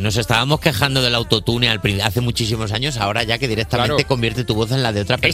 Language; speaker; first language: Spanish; native; Spanish